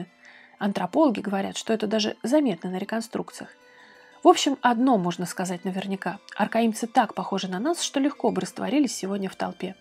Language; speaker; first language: Russian; native; Russian